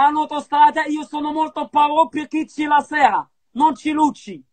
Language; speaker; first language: Italian; non-native, learner; Arabic